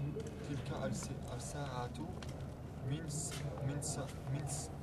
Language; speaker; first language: Arabic; non-native, learner; French